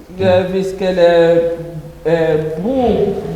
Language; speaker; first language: Danish; early bilingual, other home language; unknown